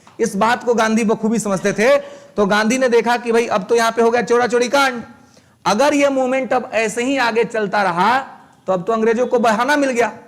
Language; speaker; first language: Hindi; native; Hindi